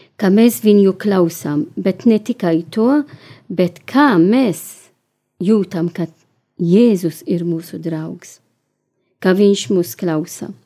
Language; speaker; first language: Latvian; non-native, learner; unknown